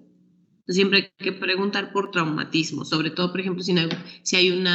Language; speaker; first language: Spanish; native; Spanish